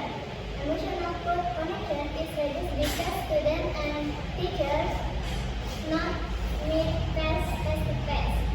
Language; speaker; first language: English; non-native, learner; Indonesian